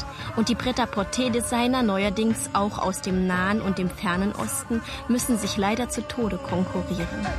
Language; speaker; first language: German; native; German